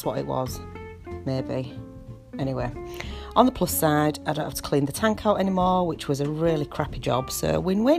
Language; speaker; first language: English; native; English